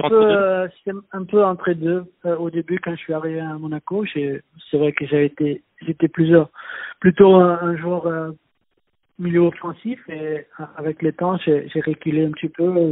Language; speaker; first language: French; non-native, fluent; Swedish